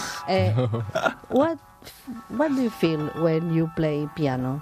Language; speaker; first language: English; non-native, learner; Catalan